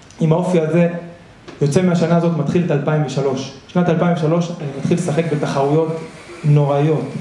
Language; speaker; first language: Hebrew; early bilingual, other home language; Spanish